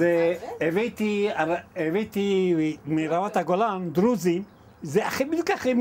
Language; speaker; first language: Hebrew; non-native, fluent; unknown